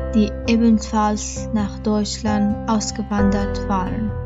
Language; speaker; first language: German; non-native, fluent; Persian